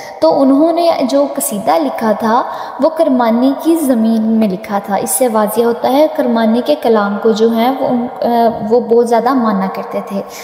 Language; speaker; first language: Urdu; native; Urdu